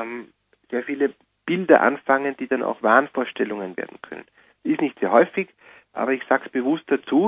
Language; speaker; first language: German; native; German